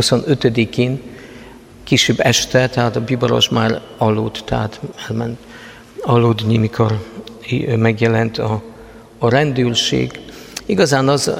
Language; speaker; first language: Hungarian; non-native, fluent; Polish